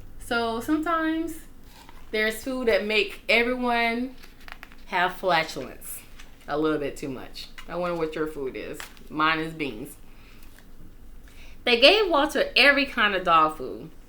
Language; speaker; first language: English; native; English